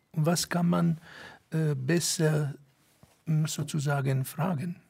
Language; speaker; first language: German; non-native, fluent; Italian